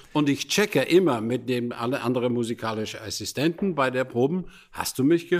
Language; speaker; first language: German; non-native, fluent; English